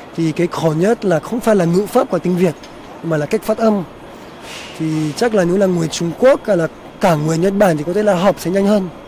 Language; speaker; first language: Vietnamese; non-native, fluent; French